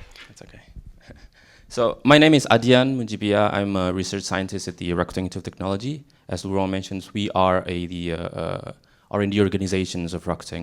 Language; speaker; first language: English; non-native, fluent; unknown